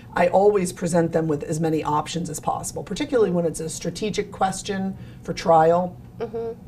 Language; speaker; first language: English; native; English